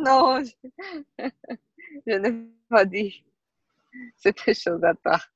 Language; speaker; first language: French; non-native, learner; Portuguese